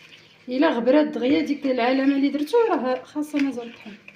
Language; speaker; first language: Arabic; native; Arabic